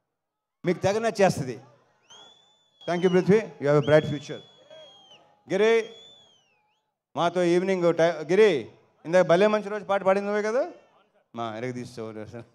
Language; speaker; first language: Telugu; native; Telugu